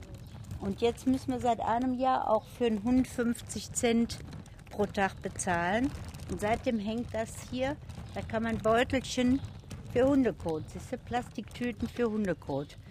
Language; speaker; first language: German; native; German